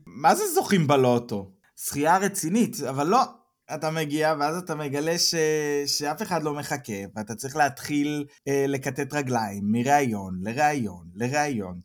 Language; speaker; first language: Hebrew; native; Hebrew